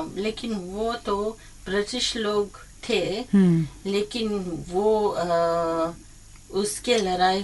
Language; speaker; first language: Hindi; early bilingual, heritage; English